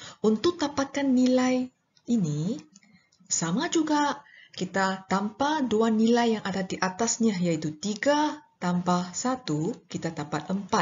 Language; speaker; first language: Malay; non-native, local second language; Chinese